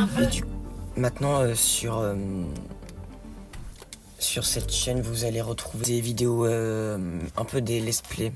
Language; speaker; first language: French; native; French